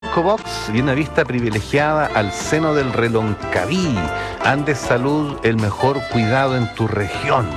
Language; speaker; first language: Spanish; native; Spanish